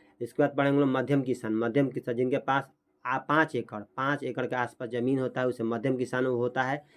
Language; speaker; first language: Hindi; native; Hindi